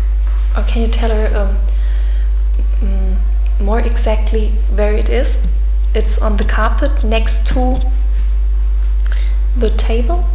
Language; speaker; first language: English; non-native, fluent; German